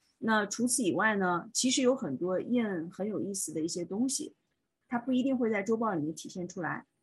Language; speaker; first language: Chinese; native; Chinese